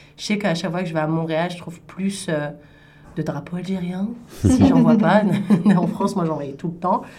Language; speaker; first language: French; native; French